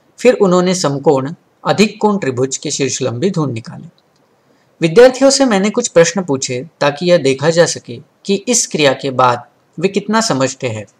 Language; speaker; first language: Hindi; non-native, local second language; Marathi